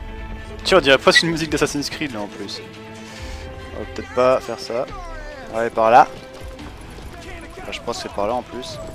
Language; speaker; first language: French; native; French